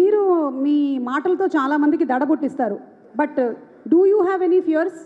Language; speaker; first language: Telugu; native; Telugu